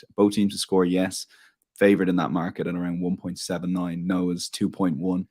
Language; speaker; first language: English; native; English